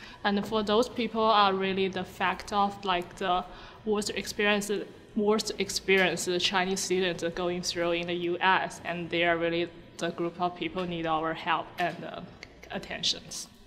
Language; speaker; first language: English; non-native, fluent; Chinese